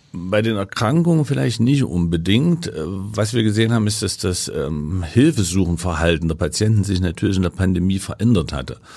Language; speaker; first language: German; native; German